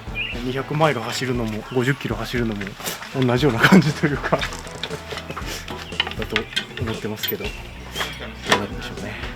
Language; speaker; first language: Japanese; native; Japanese